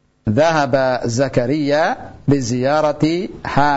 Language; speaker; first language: Arabic; non-native, fluent; Indonesian